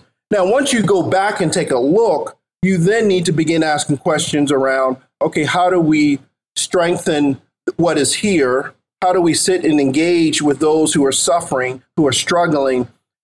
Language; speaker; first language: English; native; English